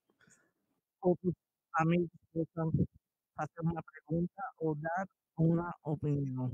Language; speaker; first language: Portuguese; non-native, fluent; Spanish